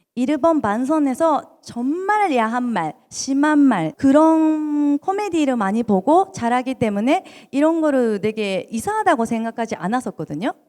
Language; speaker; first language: Korean; non-native, fluent; Japanese